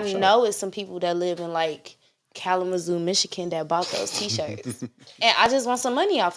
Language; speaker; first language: English; native; English